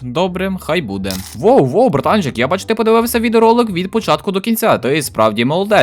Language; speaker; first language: Ukrainian; native; Ukrainian